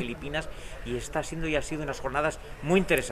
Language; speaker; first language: Spanish; native; Spanish